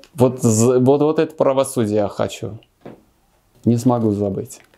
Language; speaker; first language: Russian; non-native, local second language; Armenian